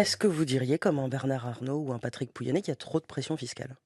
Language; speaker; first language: French; native; French